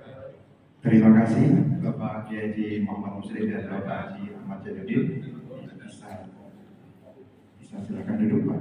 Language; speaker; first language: Indonesian; native; Indonesian